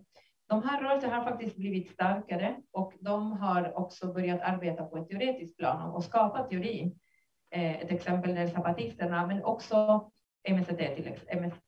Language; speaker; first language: Swedish; non-native, fluent; Spanish